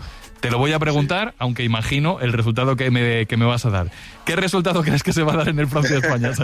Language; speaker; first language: Spanish; native; Spanish